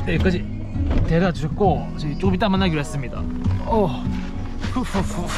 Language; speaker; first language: Korean; native; Korean